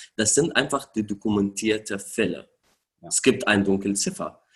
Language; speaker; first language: German; non-native, fluent; Arabic